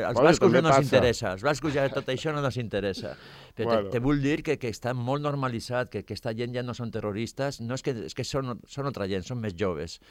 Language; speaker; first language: Catalan; non-native, fluent; Basque